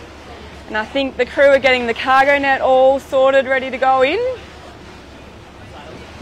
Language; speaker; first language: English; native; English